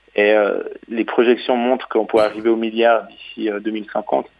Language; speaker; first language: French; native; French